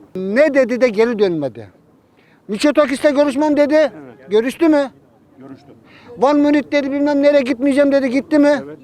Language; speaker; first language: Turkish; native; Turkish